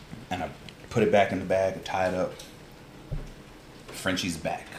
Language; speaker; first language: English; native; English